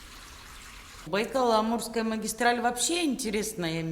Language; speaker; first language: Russian; native; Russian